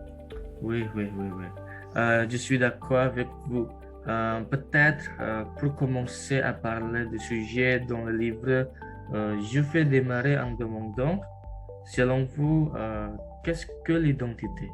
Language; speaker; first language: French; non-native, learner; Indonesian